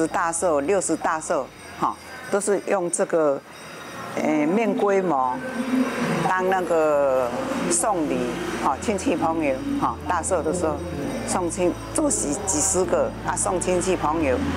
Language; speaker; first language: Chinese; non-native, local second language; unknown